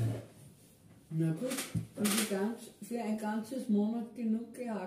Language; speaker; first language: German; native; German